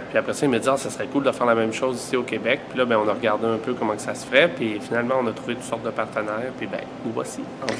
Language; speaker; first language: French; native; French